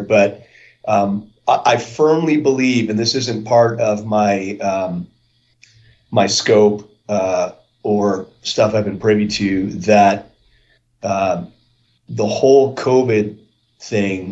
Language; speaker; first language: English; native; English